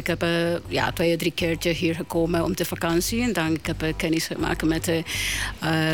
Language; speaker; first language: Dutch; non-native, learner; Spanish